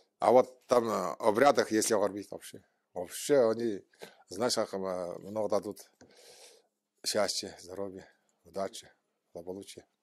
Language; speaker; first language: Russian; non-native, local second language; Tuvinian